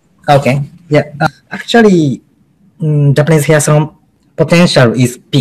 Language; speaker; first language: English; non-native, learner; Japanese